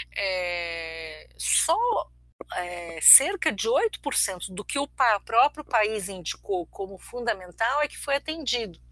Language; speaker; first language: Portuguese; early bilingual, other home language; Armenian